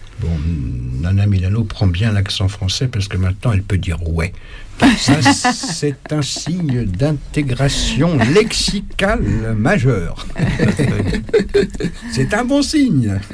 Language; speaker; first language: French; native; French